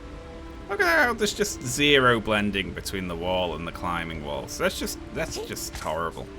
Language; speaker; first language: English; native; English